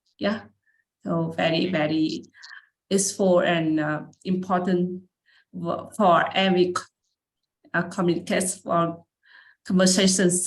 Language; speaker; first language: English; non-native, learner; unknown